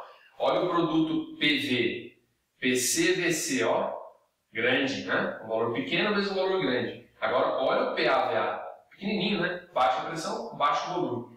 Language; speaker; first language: Portuguese; native; Portuguese